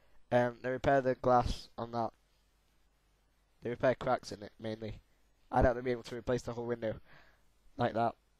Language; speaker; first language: English; native; English